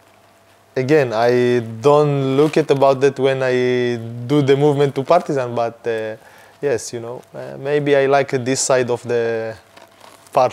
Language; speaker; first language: English; non-native, fluent; Hebrew